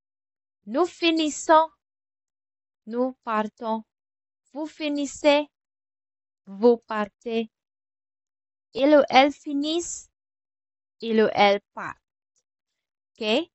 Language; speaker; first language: French; non-native, fluent; Filipino